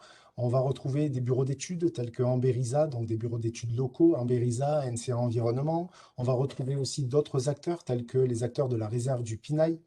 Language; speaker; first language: French; native; French